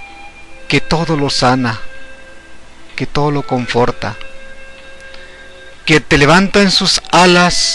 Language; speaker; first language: Spanish; native; Spanish